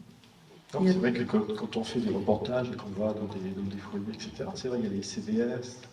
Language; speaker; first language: French; native; French